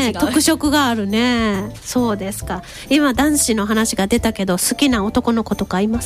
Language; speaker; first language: Japanese; native; Japanese